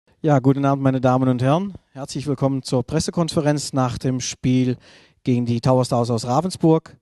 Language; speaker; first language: German; native; German